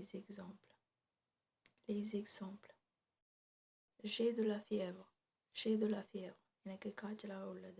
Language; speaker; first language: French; non-native, fluent; Tamil